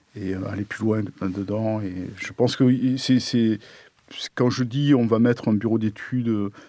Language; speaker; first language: French; native; French